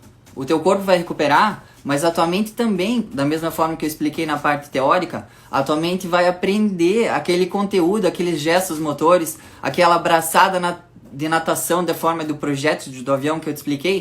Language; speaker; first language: Portuguese; native; Portuguese